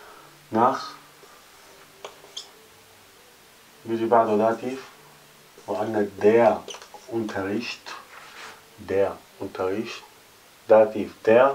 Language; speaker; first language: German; non-native, fluent; Arabic